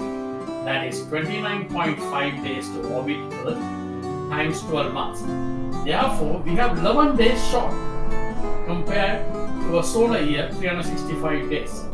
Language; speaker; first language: English; non-native, local second language; Tamil